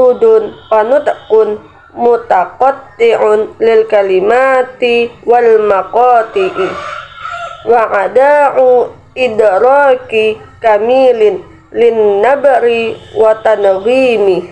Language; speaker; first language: Arabic; non-native, learner; Indonesian